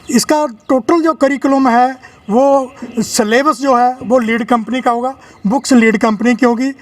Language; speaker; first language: Hindi; non-native, local second language; Punjabi